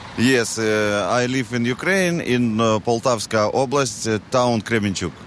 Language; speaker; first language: English; non-native, learner; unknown